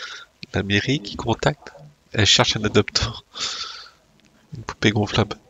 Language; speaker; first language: French; native; French